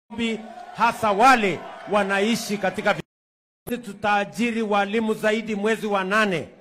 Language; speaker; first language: Swahili; non-native, local second language; Kalenjin